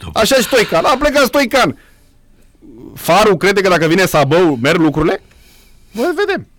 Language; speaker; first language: Romanian; native; Romanian